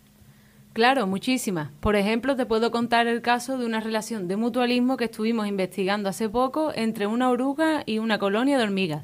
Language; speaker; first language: Spanish; native; Spanish